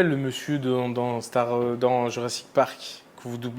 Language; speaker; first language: French; native; French